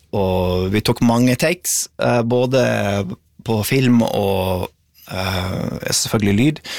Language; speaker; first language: Norwegian; non-native, fluent; English